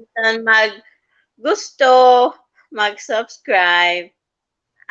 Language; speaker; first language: Filipino; non-native, fluent; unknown